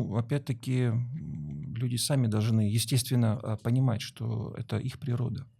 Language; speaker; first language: Russian; native; Russian